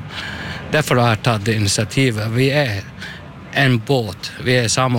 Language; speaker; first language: Norwegian; non-native, learner; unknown